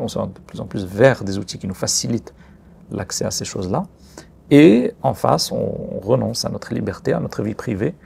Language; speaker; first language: French; non-native, local second language; Arabic